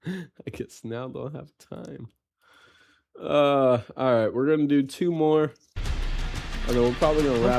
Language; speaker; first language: English; native; English